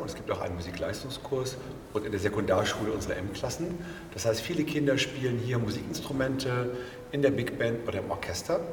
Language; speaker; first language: German; native; German